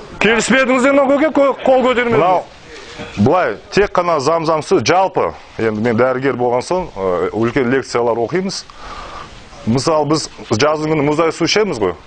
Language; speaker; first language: Kazakh; non-native, local second language; Russian